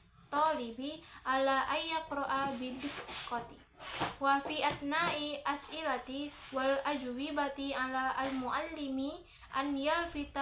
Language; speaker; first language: Arabic; non-native, learner; Indonesian